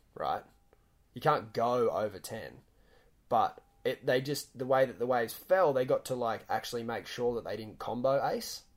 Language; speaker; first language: English; native; English